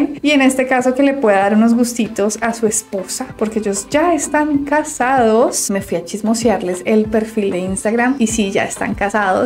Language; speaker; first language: Spanish; native; Spanish